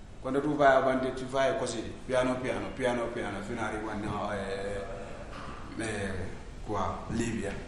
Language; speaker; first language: Italian; non-native, learner; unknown